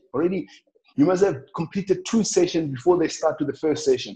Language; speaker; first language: English; non-native, local second language; Northern Sotho